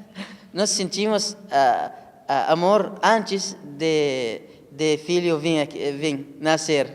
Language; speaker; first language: Portuguese; non-native, learner; Arabic